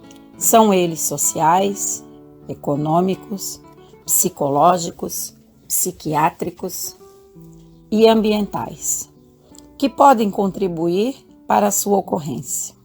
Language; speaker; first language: Portuguese; native; Portuguese